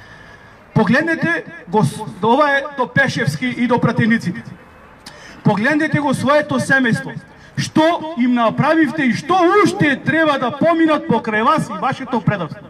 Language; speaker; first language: Macedonian; native; Macedonian